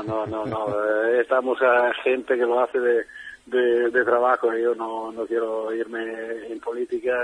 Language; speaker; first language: Spanish; non-native, fluent; Italian